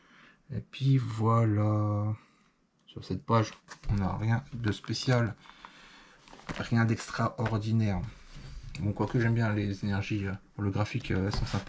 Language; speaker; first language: French; native; French